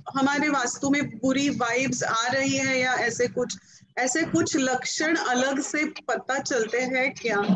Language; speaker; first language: Hindi; non-native, local second language; Marathi